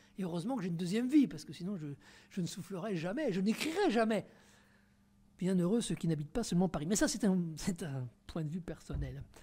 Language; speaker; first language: French; native; French